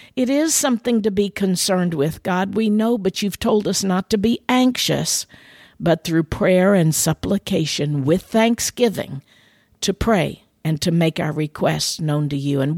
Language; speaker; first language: English; native; English